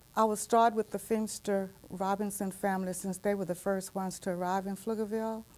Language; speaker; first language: English; native; English